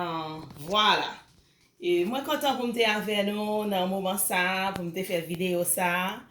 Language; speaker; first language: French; non-native, learner; Haitian Creole